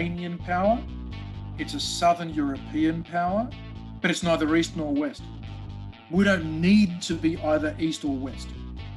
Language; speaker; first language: English; native; English